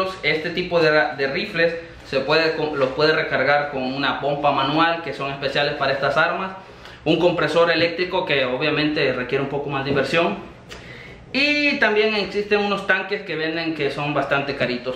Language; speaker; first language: Spanish; native; Spanish